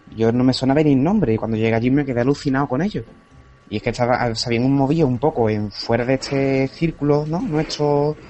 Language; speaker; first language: Spanish; native; Spanish